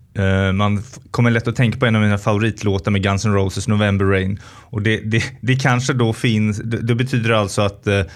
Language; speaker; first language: Swedish; native; Swedish